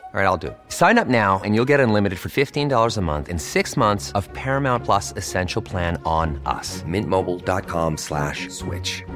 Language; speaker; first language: French; native; French